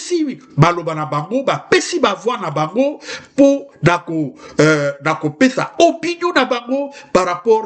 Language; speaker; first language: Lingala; native; Lingala